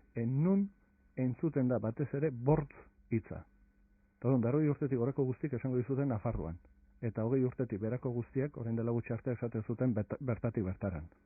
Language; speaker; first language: Basque; native; Basque